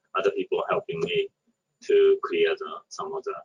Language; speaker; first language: English; non-native, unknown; Japanese